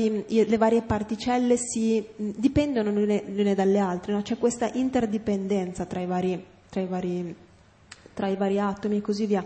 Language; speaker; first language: Italian; native; Italian